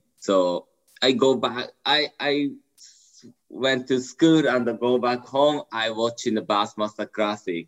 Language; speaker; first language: English; non-native, learner; Japanese